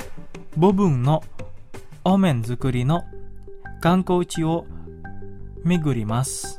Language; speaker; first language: Japanese; non-native, fluent; Indonesian